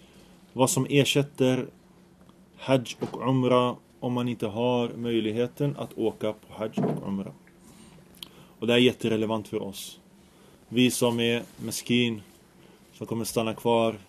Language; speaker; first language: Swedish; early bilingual, other home language; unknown